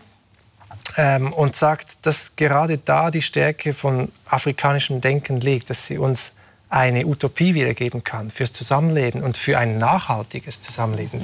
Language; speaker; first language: German; native; German